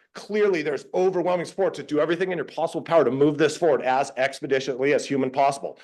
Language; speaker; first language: English; native; English